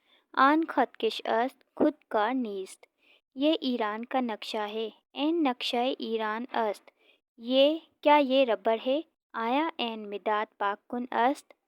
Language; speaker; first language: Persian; non-native, fluent; Urdu